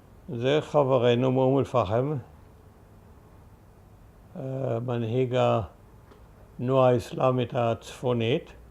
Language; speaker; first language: Hebrew; early bilingual, other home language; German